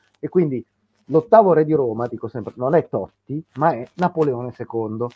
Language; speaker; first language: Italian; native; Italian